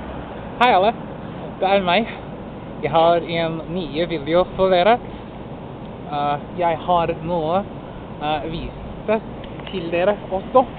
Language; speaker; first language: Norwegian; non-native, learner; English